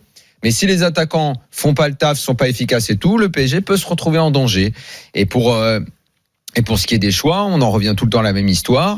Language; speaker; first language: French; native; French